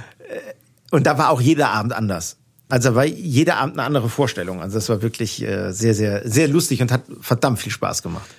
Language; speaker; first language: German; native; German